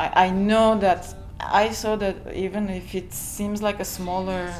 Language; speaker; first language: English; non-native, fluent; Turkish